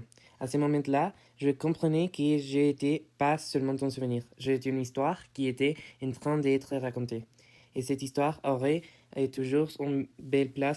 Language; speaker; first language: French; non-native, learner; Spanish